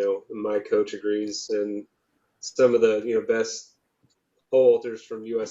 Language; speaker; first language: English; native; English